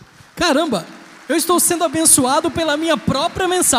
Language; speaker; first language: Portuguese; native; Portuguese